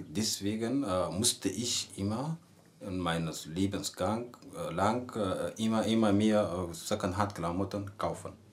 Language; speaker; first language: German; non-native, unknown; Arabic